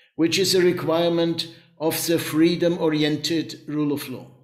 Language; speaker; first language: English; non-native, fluent; German